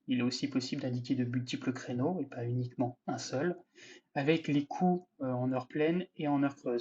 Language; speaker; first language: French; native; French